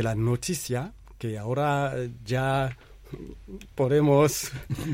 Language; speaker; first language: Spanish; non-native, fluent; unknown